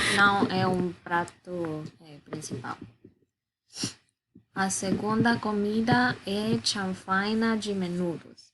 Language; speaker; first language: Portuguese; non-native, learner; Spanish